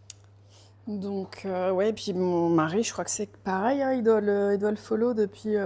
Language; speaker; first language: French; native; French